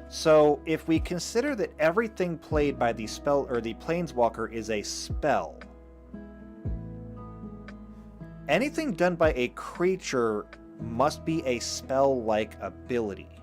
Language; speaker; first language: English; native; English